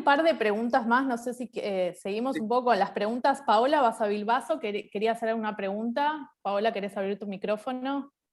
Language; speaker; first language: Spanish; native; Spanish